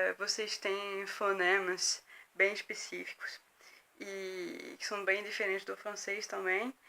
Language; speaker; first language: Portuguese; non-native, fluent; French